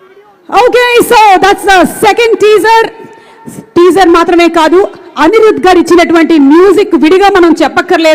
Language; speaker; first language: Telugu; native; Telugu